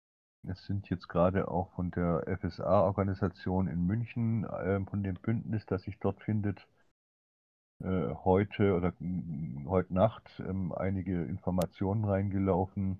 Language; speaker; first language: German; native; German